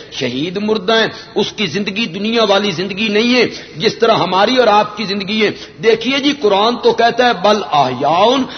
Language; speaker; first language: Urdu; non-native, local second language; Punjabi